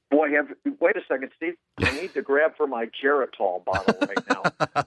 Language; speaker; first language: English; native; English